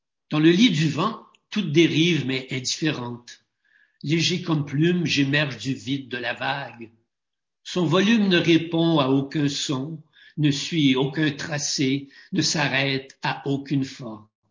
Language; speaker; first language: French; native; French